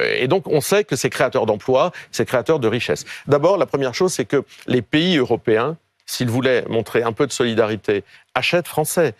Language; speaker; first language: French; native; French